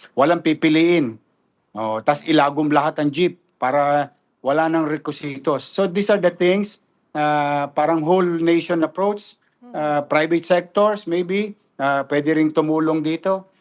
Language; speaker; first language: Filipino; native; Filipino